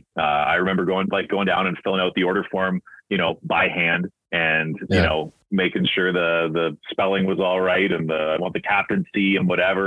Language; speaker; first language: English; native; English